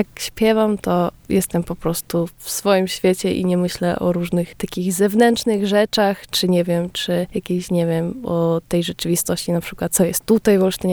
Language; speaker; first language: Polish; early bilingual, heritage; Polish